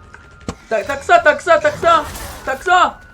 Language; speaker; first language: French; native; French